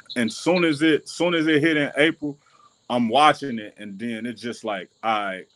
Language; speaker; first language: English; native; English